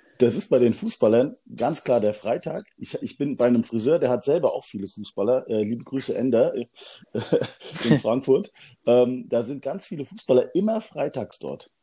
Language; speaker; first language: German; early bilingual, other home language; Turkish